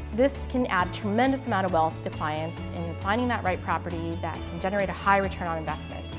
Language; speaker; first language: English; native; English